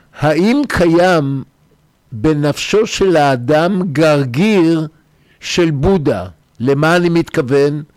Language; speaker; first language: Hebrew; native; Hebrew